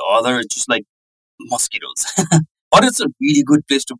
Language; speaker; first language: English; non-native, local second language; Nepali